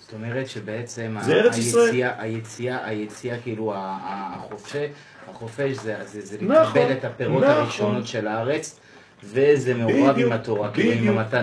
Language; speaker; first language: Hebrew; native; Hebrew